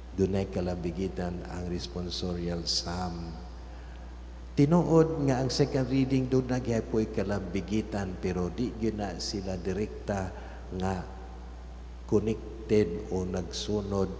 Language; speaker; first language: Cebuano; native; Cebuano